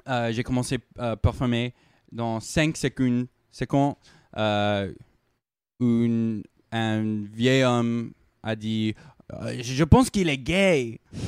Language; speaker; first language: French; non-native, learner; English